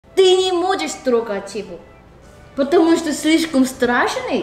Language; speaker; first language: Russian; non-native, learner; Korean